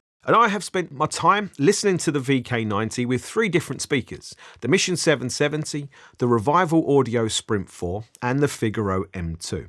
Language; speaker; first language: English; native; English